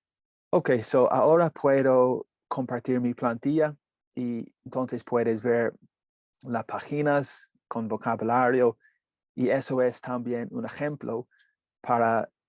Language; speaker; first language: Spanish; non-native, learner; English